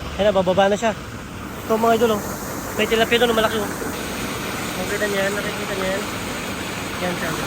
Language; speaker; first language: Filipino; non-native, local second language; Iloko